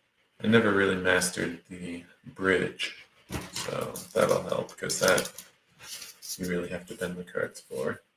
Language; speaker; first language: English; native; English